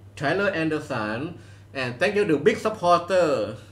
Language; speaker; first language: English; non-native, learner; Thai